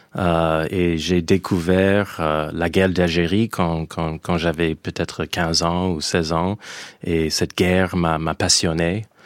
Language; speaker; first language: French; non-native, fluent; English